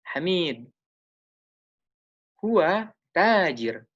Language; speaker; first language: Arabic; non-native, fluent; Indonesian